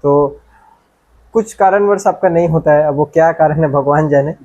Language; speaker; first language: Hindi; non-native, local second language; Bangla